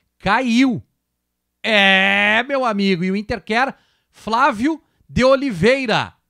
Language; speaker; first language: Portuguese; native; Portuguese